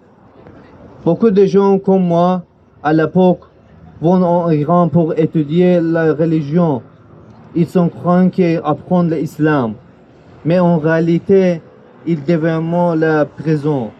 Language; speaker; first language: French; non-native, learner; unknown